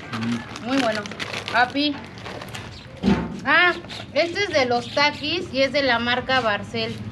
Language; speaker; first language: Spanish; native; Spanish